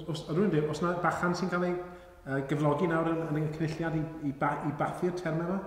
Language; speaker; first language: Welsh; native; Welsh